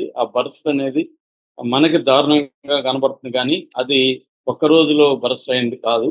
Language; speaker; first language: Telugu; native; Telugu